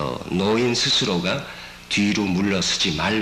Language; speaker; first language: Korean; native; Korean